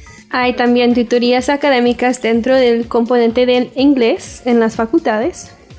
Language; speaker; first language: Spanish; non-native, fluent; English